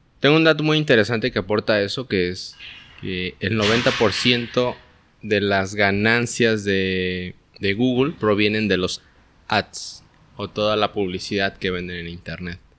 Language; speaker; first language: Spanish; native; Spanish